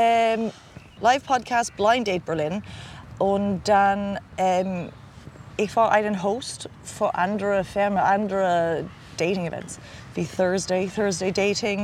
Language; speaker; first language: German; non-native, fluent; English